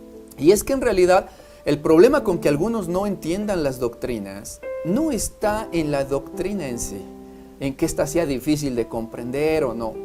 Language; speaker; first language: Spanish; native; Spanish